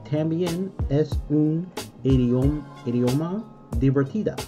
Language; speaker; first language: Spanish; non-native, learner; English